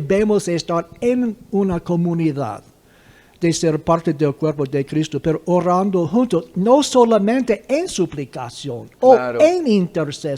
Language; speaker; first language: Spanish; non-native, fluent; English